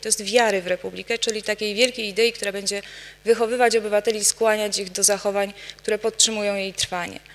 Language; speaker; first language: Polish; native; Polish